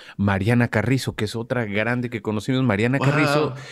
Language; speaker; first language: Spanish; native; Spanish